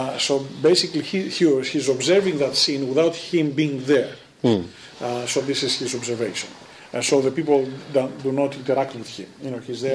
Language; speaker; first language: English; non-native, fluent; Greek